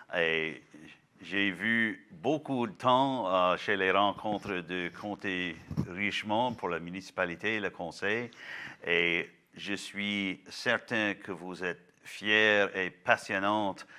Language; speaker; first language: French; non-native, local second language; English